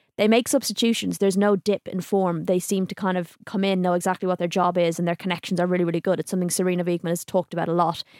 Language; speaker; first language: English; native; English